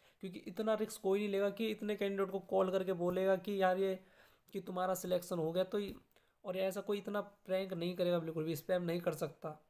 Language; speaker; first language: Hindi; native; Hindi